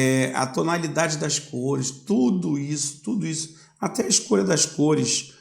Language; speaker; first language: Portuguese; native; Portuguese